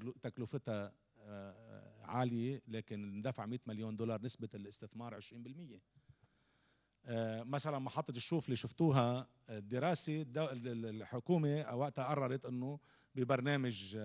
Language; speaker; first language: Arabic; native; Arabic